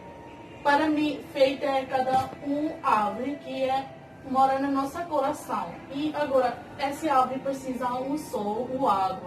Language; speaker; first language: Portuguese; non-native, learner; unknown